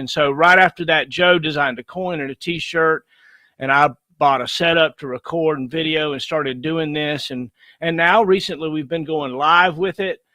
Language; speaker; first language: English; native; English